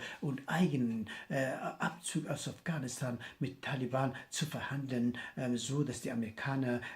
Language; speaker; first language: German; non-native, fluent; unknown